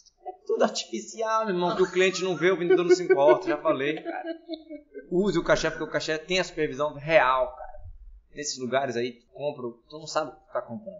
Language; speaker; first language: Portuguese; native; Portuguese